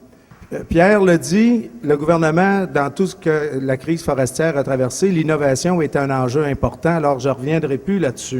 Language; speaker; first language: French; native; French